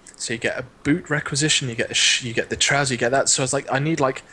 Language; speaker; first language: English; native; English